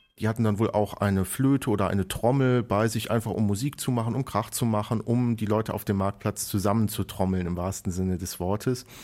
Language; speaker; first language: German; native; German